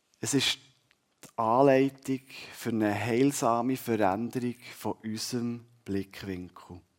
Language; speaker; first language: German; native; German